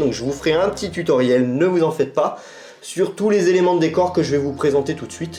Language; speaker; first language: French; native; French